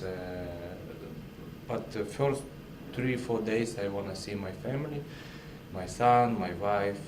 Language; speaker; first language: English; non-native, learner; Russian